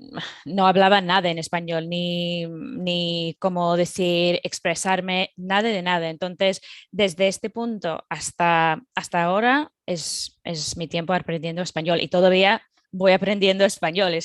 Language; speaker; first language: Spanish; non-native, fluent; English